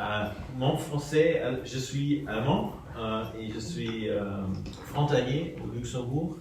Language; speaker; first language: French; non-native, fluent; German